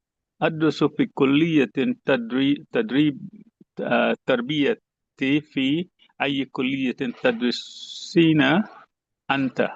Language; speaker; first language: Arabic; non-native, learner; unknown